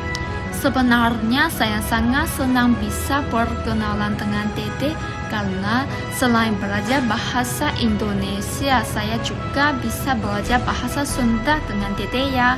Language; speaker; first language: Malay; non-native, learner; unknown